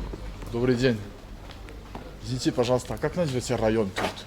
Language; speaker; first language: Russian; non-native, learner; French